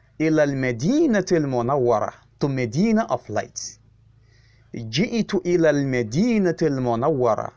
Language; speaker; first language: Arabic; non-native, fluent; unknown